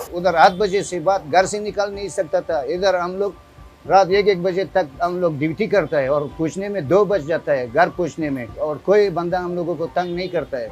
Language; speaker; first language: Hindi; non-native, learner; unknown